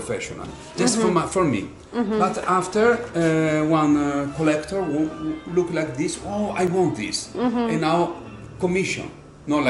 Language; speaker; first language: English; non-native, learner; Italian